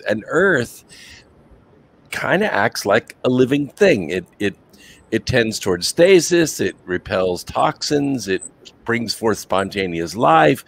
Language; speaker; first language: English; native; English